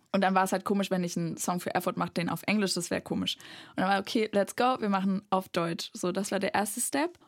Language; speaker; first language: German; native; German